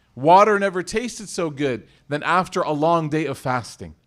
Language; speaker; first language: English; native; English